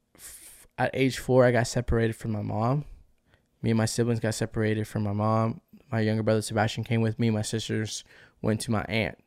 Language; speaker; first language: English; early bilingual, other home language; Spanish